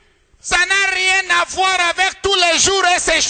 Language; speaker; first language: French; non-native, local second language; Lingala